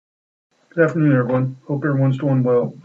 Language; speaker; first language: English; native; English